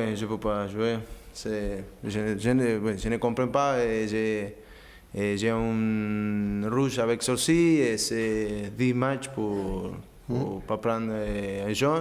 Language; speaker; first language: French; non-native, learner; Spanish